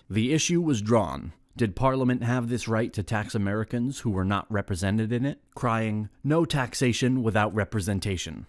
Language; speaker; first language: English; non-native, fluent; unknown